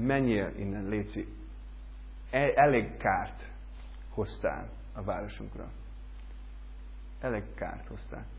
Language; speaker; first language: Hungarian; non-native, learner; English